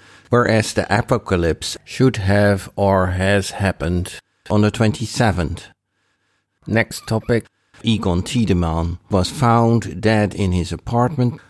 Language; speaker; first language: English; non-native, fluent; Dutch